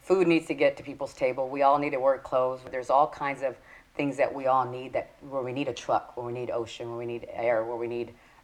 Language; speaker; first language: English; early bilingual, other home language; Spanish